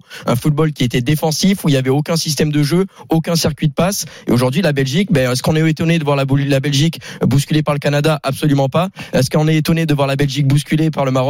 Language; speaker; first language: French; native; French